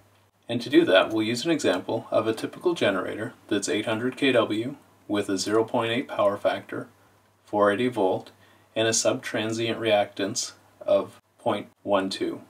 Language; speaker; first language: English; native; English